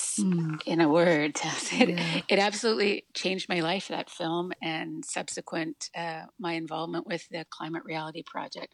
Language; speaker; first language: English; native; English